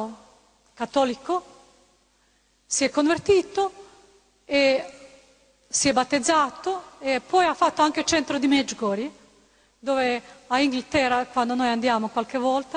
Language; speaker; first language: Italian; non-native, fluent; Croatian